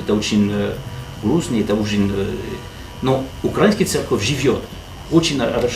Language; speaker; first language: Russian; non-native, learner; French